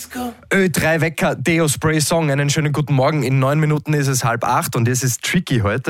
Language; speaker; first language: German; native; German